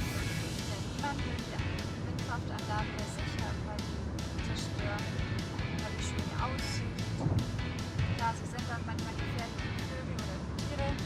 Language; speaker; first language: German; native; German